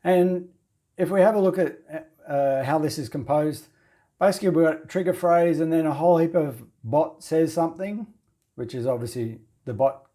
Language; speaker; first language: English; native; English